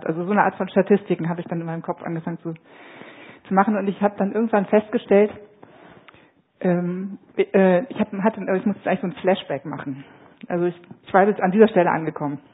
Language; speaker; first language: German; native; German